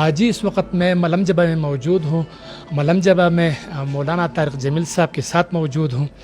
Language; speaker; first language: Urdu; non-native, local second language; Pashto